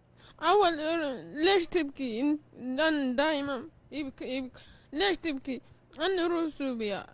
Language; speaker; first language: Arabic; non-native, learner; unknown